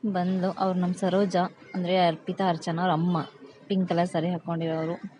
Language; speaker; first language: Kannada; non-native, local second language; Lambadi